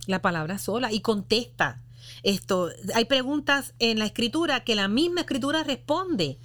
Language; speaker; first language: Spanish; native; Spanish